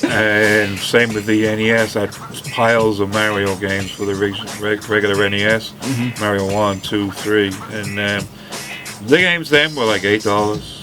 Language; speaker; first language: English; non-native, fluent; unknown